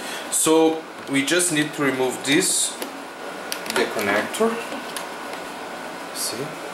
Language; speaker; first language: English; non-native, fluent; Portuguese